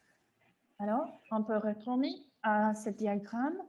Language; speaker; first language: French; non-native, fluent; English